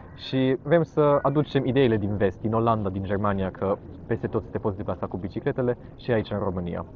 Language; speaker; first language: Romanian; non-native, fluent; German